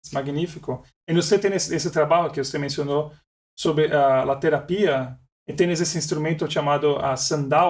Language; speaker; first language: Spanish; non-native, learner; Portuguese